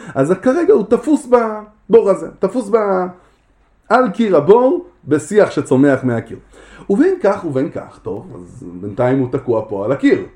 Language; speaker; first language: Hebrew; native; Hebrew